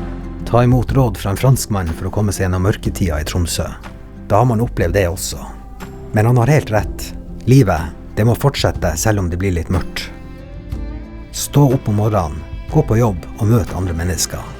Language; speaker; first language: Norwegian; native; Norwegian